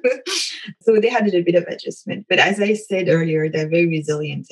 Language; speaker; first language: English; non-native, fluent; French